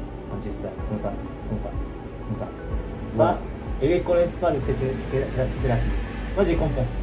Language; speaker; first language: French; non-native, learner; Japanese